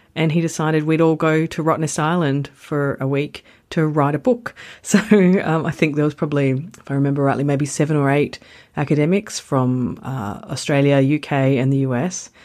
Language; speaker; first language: English; native; English